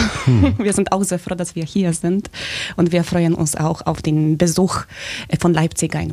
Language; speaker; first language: German; non-native, fluent; Polish